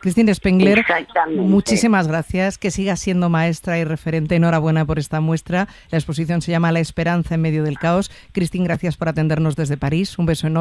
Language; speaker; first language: Spanish; native; Spanish